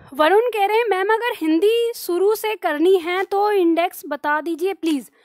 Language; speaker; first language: Hindi; native; Hindi